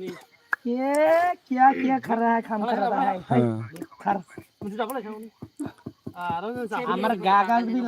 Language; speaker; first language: Hindi; non-native, local second language; Bodo